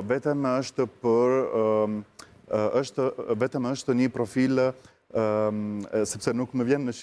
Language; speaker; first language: Albanian; non-native, learner; Italian